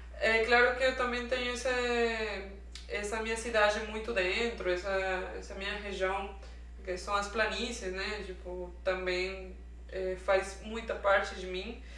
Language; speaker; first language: Portuguese; non-native, fluent; Spanish